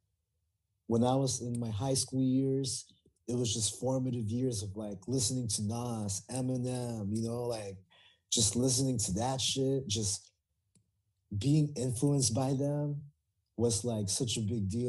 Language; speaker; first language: English; early bilingual, other home language; Filipino